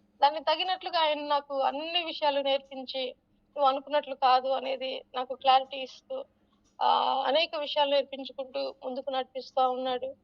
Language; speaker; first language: Telugu; non-native, local second language; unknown